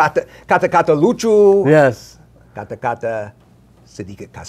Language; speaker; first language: Indonesian; non-native, learner; English